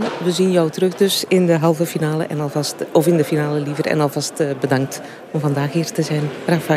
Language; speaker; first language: Dutch; native; Dutch